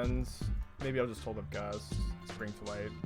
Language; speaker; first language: English; native; English